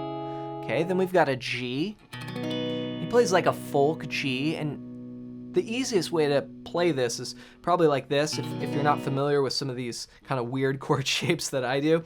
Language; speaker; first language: English; native; English